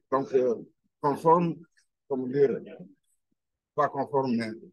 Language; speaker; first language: French; non-native, fluent; Albanian